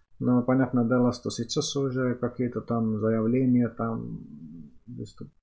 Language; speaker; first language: Russian; non-native, fluent; Finnish